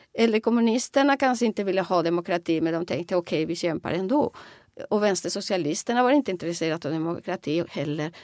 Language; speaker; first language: Swedish; non-native, fluent; Spanish